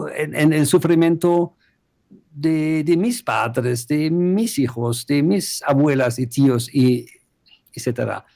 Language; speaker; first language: Spanish; non-native, fluent; German